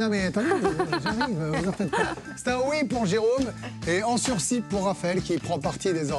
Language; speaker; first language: French; native; French